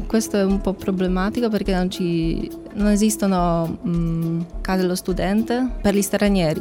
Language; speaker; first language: Italian; non-native, learner; Polish